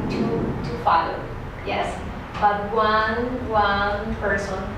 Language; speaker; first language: English; non-native, learner; Spanish